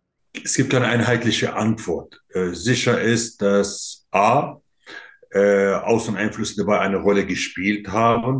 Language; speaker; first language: German; non-native, fluent; Arabic